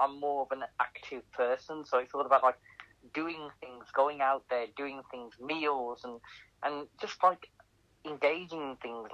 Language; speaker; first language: English; native; English